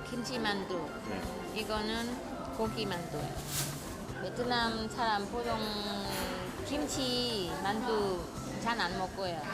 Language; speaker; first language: Korean; non-native, learner; Vietnamese